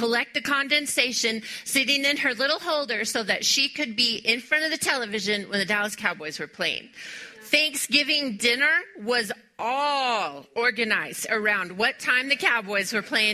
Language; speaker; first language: English; native; English